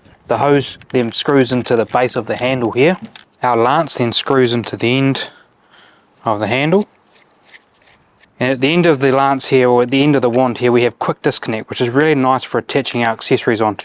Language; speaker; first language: English; native; English